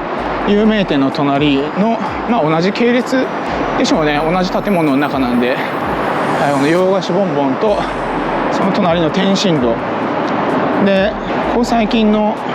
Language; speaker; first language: Japanese; native; Japanese